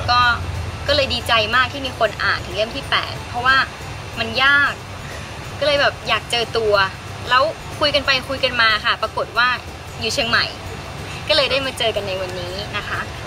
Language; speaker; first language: Thai; native; Thai